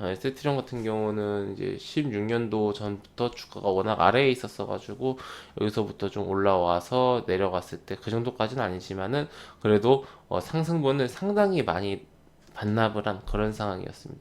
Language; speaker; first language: Korean; native; Korean